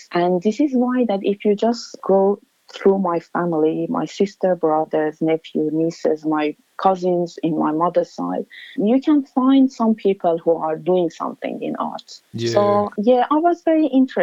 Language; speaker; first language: English; non-native, fluent; Persian